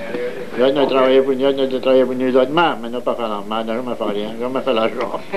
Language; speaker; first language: French; native; French